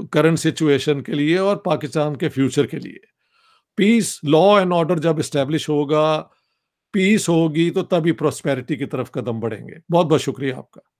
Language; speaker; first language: Urdu; non-native, local second language; Punjabi